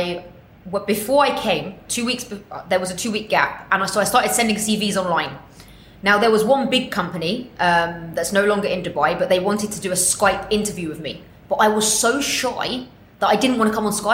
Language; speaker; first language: English; native; English